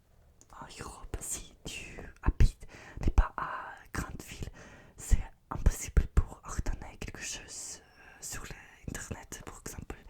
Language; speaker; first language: French; non-native, learner; Russian